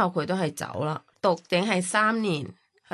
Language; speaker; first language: Cantonese; non-native, fluent; Thai